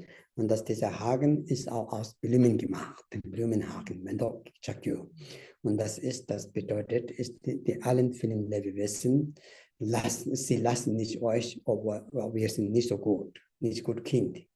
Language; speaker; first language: German; non-native, learner; Tibetan